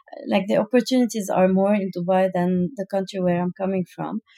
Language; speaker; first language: English; non-native, fluent; Arabic